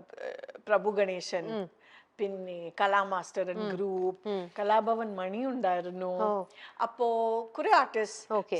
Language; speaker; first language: Malayalam; non-native, fluent; Kannada